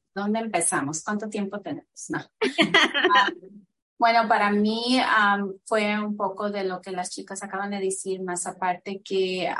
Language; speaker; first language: Spanish; early bilingual, heritage; Spanish